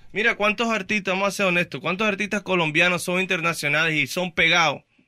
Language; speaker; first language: Spanish; early bilingual, heritage; Spanish